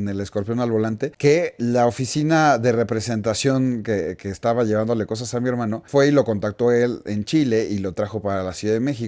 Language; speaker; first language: Spanish; native; Spanish